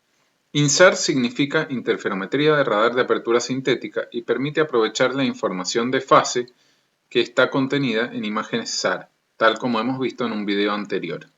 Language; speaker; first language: Spanish; native; Spanish